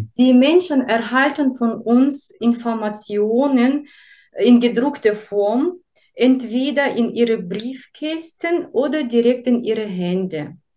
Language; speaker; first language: German; non-native, fluent; Russian